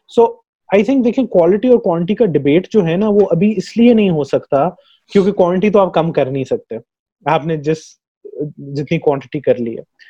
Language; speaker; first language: Urdu; non-native, local second language; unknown